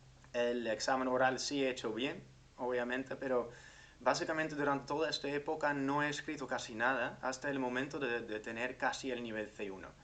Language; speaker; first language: Spanish; non-native, fluent; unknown